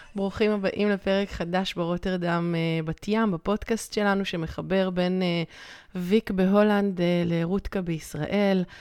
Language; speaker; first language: Hebrew; native; Hebrew